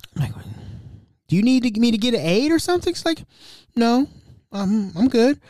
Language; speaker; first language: English; native; English